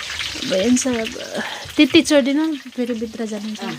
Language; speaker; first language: Nepali; non-native, learner; Filipino